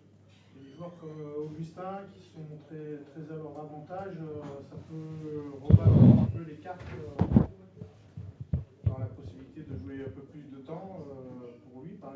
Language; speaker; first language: French; native; French